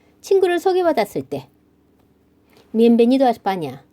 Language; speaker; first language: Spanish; non-native, fluent; Korean